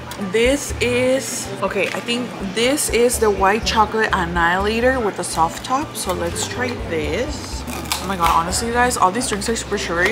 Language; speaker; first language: English; early bilingual, other home language; Spanish